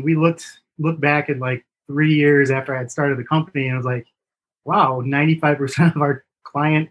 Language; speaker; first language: English; native; English